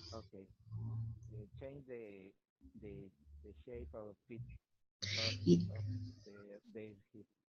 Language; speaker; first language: English; non-native, learner; Spanish